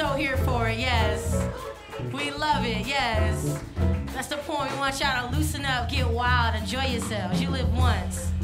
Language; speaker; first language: English; native; English